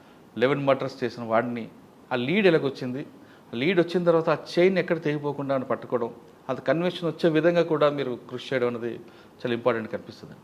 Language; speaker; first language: Telugu; native; Telugu